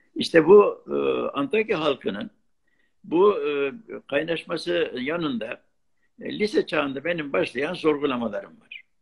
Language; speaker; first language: Turkish; non-native, local second language; Arabic